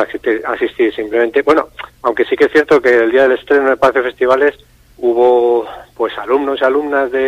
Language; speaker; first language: Spanish; native; Spanish